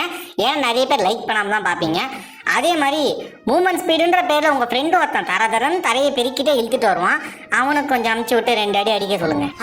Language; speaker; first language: Tamil; native; Tamil